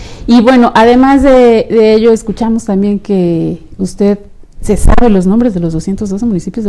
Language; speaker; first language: Spanish; native; Spanish